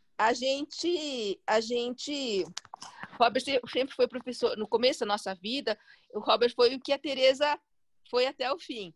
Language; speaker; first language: Portuguese; early bilingual, other home language; Chinese